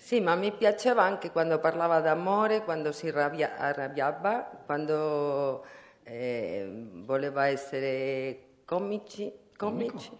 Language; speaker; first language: Italian; non-native, learner; Spanish